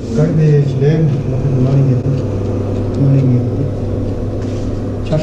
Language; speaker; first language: Russian; non-native, learner; Chinese